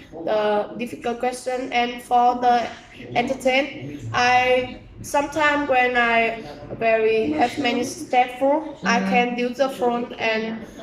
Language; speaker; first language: English; non-native, learner; Vietnamese